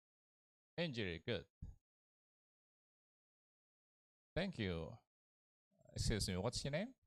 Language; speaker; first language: English; non-native, learner; Indonesian